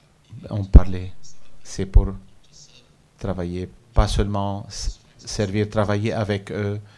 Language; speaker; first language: French; non-native, fluent; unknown